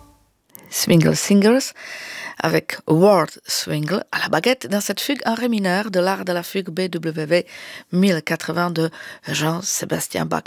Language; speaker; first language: French; native; French